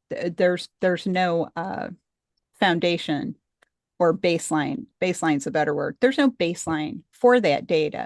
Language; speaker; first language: English; native; English